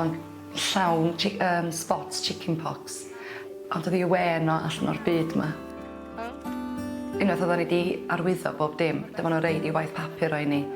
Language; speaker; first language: Welsh; native; Welsh